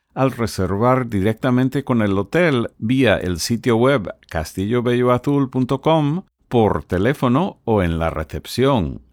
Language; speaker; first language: Spanish; non-native, fluent; English